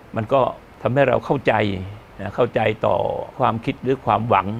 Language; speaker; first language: Thai; native; Thai